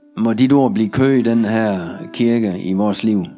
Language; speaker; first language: Danish; non-native, learner; Russian